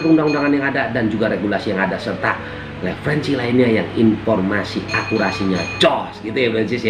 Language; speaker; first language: Indonesian; native; Indonesian